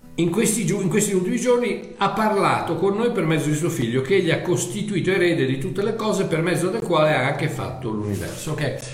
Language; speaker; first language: Italian; non-native, fluent; English